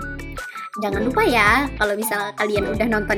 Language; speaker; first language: Indonesian; native; Indonesian